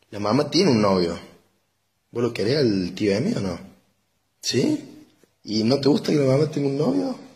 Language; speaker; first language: Spanish; native; Spanish